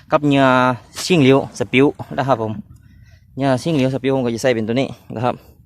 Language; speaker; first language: Thai; native; Thai